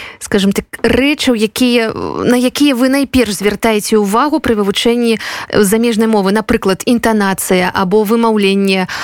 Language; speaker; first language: Belarusian; native; Belarusian